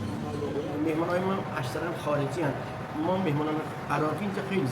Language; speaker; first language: Persian; non-native, local second language; Azerbaijani